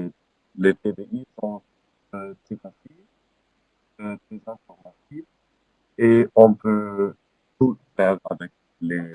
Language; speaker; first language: French; non-native, learner; Finnish